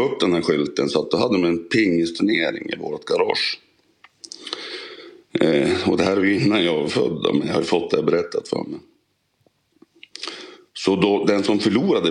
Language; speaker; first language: Swedish; native; Swedish